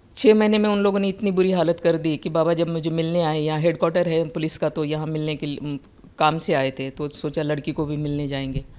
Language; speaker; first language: Hindi; non-native, local second language; Marathi